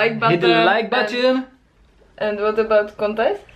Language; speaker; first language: English; non-native, learner; Czech